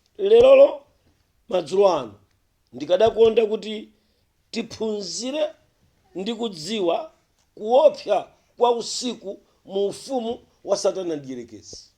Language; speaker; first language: Nyanja; native; Nyanja